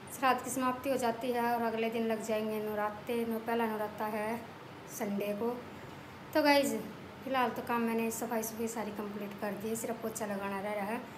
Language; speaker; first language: Hindi; native; Hindi